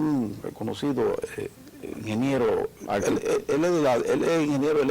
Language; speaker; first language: Spanish; native; Spanish